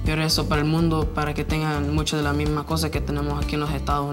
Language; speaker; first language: Spanish; early bilingual, heritage; Spanish